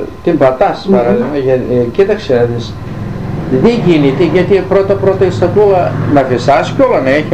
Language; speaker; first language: Greek; native; Greek